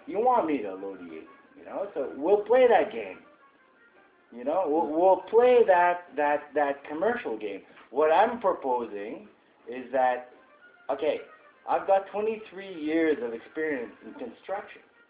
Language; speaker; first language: English; non-native, fluent; French